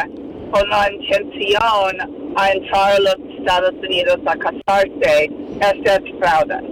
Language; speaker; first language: Spanish; non-native, fluent; English